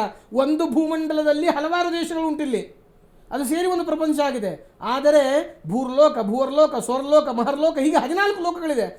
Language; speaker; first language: Kannada; native; Kannada